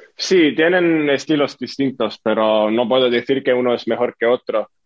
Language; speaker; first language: Spanish; non-native, fluent; Estonian